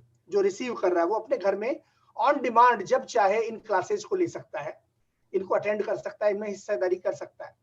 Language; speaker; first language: Hindi; native; Hindi